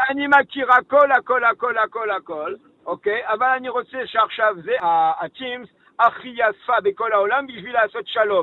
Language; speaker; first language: Hebrew; non-native, learner; French